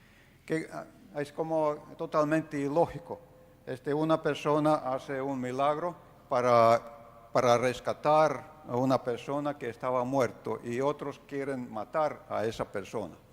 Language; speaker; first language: Spanish; non-native, fluent; Finnish